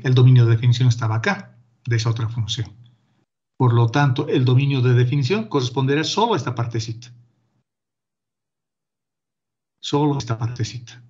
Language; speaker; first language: Spanish; native; Spanish